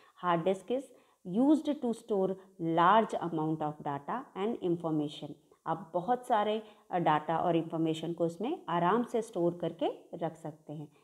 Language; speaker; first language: Hindi; native; Hindi